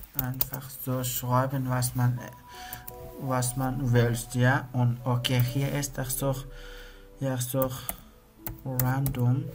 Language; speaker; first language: German; non-native, learner; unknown